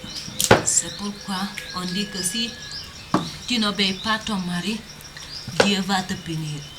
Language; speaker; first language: French; non-native, learner; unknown